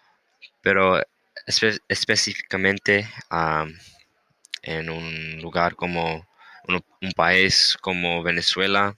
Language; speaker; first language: Spanish; non-native, learner; English